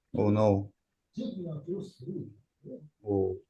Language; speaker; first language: English; non-native, learner; Chinese